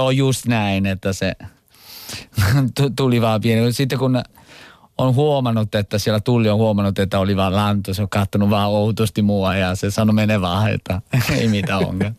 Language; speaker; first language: Finnish; non-native, local second language; Italian